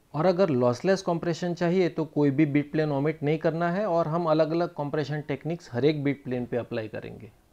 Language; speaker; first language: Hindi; non-native, local second language; Gujarati